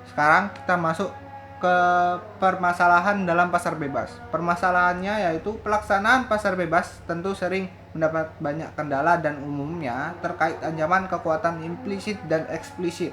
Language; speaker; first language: Indonesian; native; Indonesian